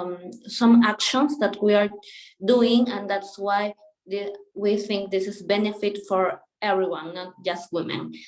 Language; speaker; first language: English; non-native, local second language; Spanish